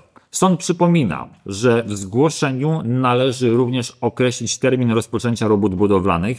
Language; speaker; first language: Polish; native; Polish